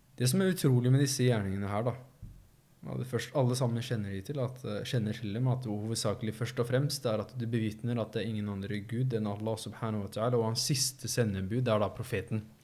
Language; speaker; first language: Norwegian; native; Norwegian